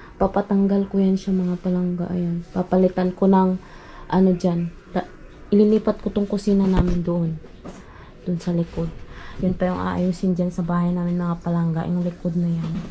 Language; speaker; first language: Filipino; non-native, local second language; Hiligaynon